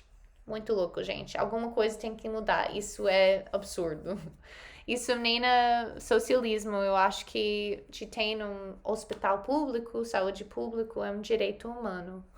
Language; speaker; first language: Portuguese; non-native, fluent; English